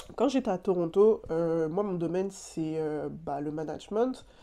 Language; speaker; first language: French; native; French